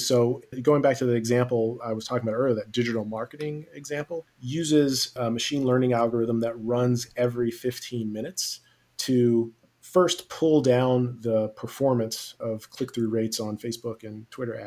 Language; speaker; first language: English; native; English